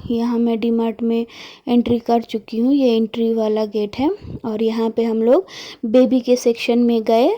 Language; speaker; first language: Hindi; non-native, local second language; Bangla